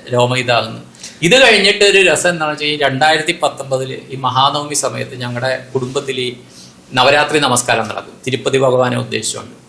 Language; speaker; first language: Malayalam; non-native, local second language; Konkani